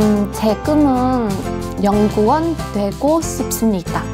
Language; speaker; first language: Korean; non-native, learner; Vietnamese